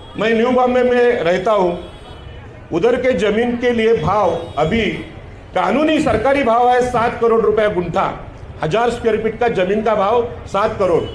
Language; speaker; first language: Hindi; non-native, local second language; Marathi